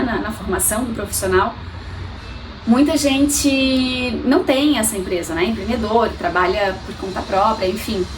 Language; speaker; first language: Portuguese; native; Portuguese